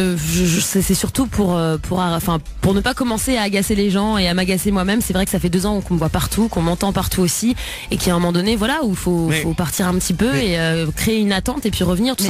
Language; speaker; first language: French; native; French